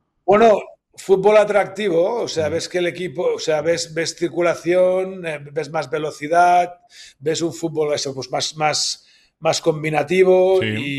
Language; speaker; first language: Spanish; native; Spanish